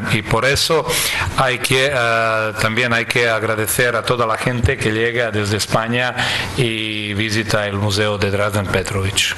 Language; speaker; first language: Spanish; non-native, fluent; Croatian